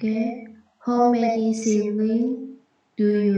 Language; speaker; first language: English; non-native, learner; Indonesian